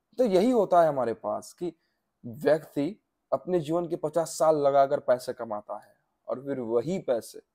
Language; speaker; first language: Hindi; non-native, local second language; Gujarati